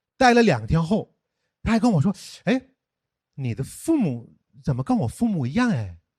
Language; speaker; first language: Chinese; non-native, fluent; English